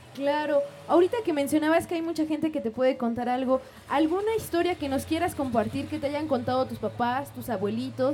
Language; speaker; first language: Spanish; native; Spanish